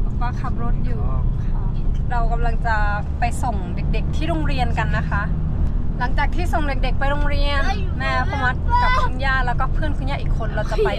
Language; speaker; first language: Thai; native; Thai